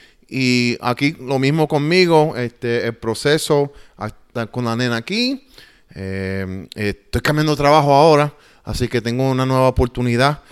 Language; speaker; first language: Spanish; early bilingual, heritage; Spanish